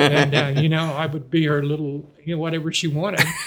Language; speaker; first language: English; native; English